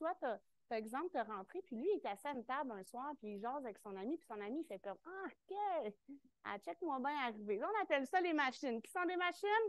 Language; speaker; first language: French; native; French